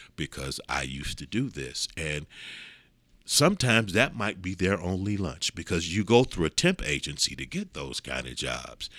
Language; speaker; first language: English; native; English